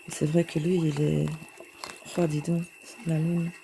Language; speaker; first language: French; native; French